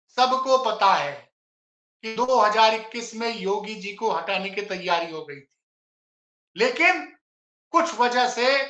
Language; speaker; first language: Hindi; native; Hindi